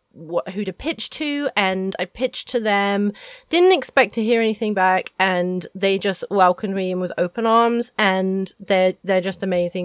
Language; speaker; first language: English; native; English